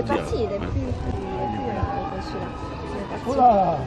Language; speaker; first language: French; non-native, fluent; Romanian